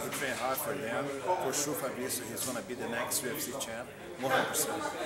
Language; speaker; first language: English; non-native, learner; Portuguese